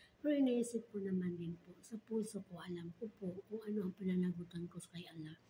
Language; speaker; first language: Filipino; non-native, local second language; Cebuano